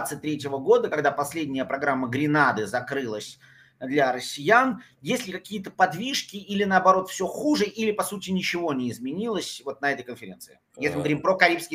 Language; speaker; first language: Russian; native; Russian